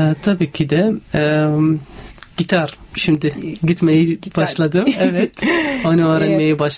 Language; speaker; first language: Turkish; non-native, learner; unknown